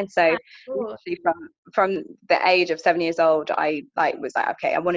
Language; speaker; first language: English; native; English